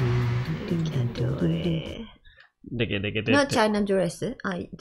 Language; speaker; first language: English; non-native, learner; Japanese